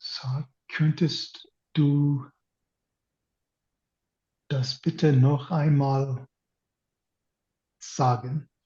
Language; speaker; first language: German; non-native, learner; English